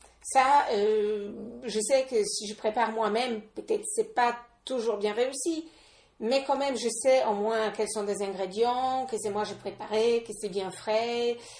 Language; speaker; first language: French; non-native, fluent; Polish